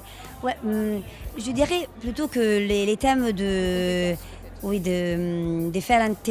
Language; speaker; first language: French; non-native, fluent; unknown